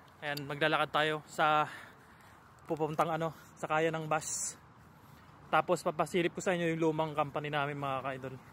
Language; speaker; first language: Filipino; native; Filipino